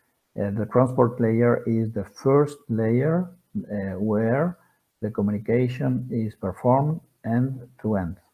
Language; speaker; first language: English; non-native, fluent; Spanish